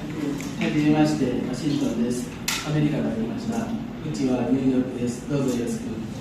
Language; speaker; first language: Japanese; non-native, learner; Indonesian